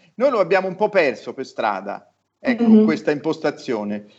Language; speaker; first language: Italian; native; Italian